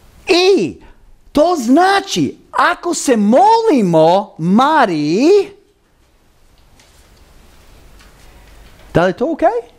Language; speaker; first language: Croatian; early bilingual, heritage; Croatian